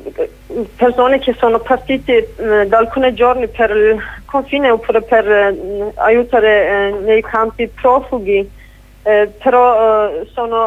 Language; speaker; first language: Italian; non-native, fluent; Kurdish